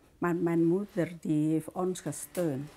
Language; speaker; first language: Dutch; non-native, fluent; Indonesian